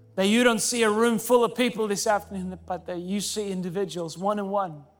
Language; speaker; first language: English; non-native, fluent; Swedish